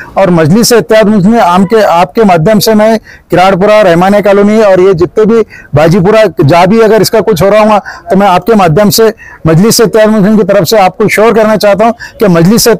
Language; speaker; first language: Hindi; non-native, local second language; Urdu